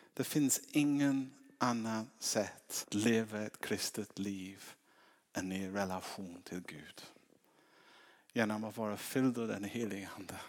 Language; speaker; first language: Swedish; non-native, fluent; English